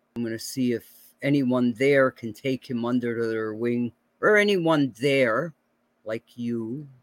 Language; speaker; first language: English; native; English